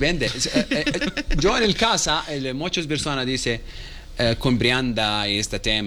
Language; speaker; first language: Spanish; non-native, learner; Arabic